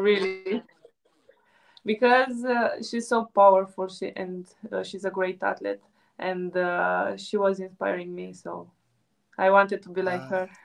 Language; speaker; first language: English; non-native, fluent; Romanian